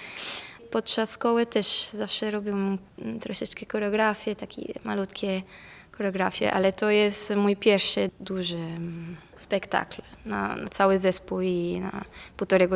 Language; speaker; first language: Polish; non-native, fluent; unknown